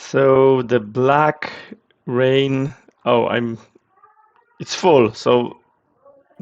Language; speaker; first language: English; non-native, fluent; Polish